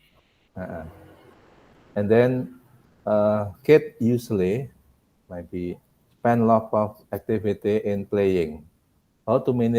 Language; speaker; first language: English; non-native, learner; Indonesian